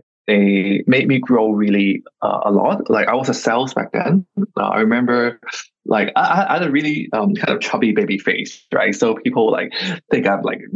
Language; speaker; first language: English; non-native, local second language; Cantonese